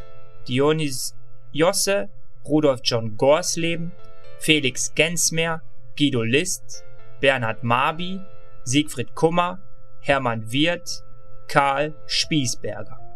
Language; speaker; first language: German; native; German